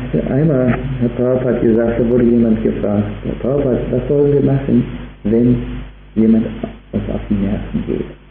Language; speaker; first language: German; native; German